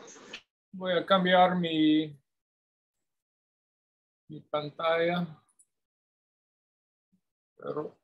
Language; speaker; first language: Spanish; non-native, fluent; English